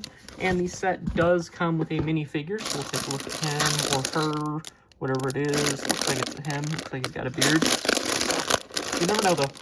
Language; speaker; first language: English; native; English